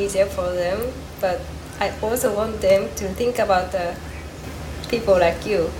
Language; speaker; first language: English; non-native, learner; Japanese